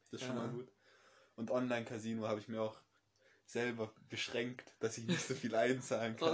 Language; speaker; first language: German; native; German